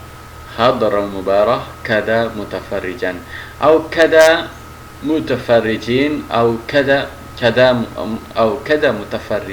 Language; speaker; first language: Arabic; non-native, fluent; Indonesian